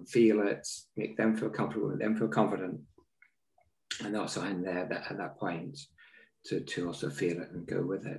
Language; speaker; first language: English; native; English